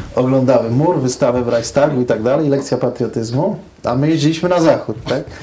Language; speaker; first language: Polish; early bilingual, heritage; Polish